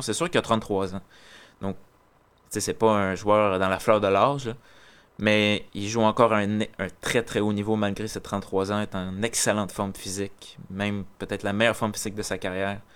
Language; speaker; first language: French; native; French